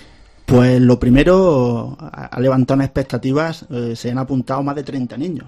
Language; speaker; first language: Spanish; native; Spanish